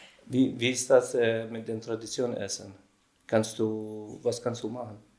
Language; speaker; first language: German; non-native, learner; Albanian